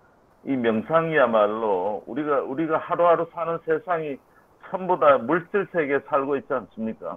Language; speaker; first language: Korean; native; Korean